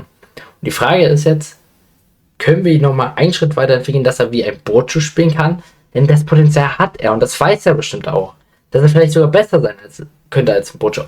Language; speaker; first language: German; native; German